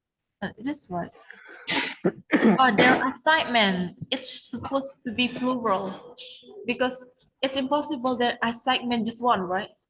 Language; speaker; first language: English; non-native, learner; Indonesian